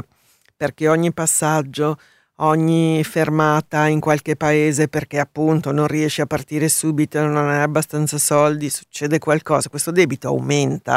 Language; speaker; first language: Italian; native; Italian